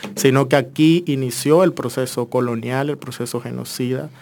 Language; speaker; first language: Spanish; native; Spanish